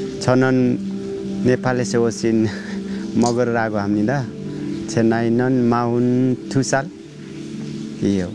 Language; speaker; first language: Korean; non-native, learner; Nepali